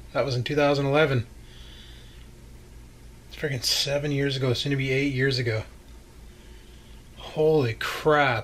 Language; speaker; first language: English; native; English